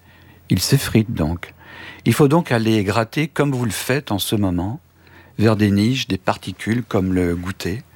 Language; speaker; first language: French; native; French